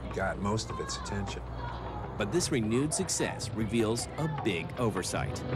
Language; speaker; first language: English; native; English